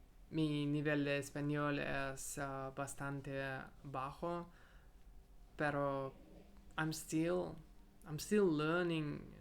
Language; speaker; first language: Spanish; non-native, learner; Russian